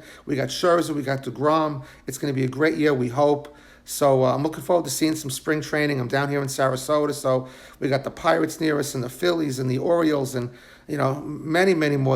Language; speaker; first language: English; native; English